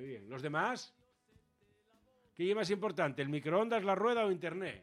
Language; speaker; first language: Spanish; native; Spanish